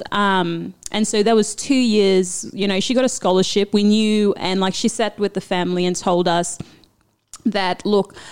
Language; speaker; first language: English; early bilingual, other home language; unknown